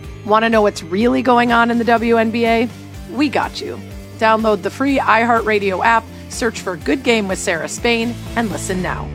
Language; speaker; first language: English; native; English